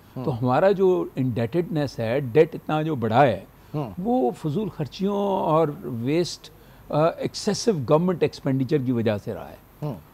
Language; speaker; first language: Urdu; non-native, local second language; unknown